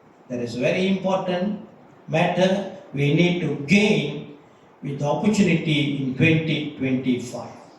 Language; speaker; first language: English; non-native, local second language; Tamil